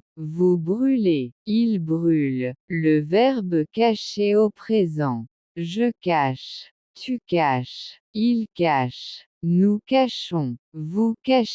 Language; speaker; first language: French; non-native, local second language; Arabic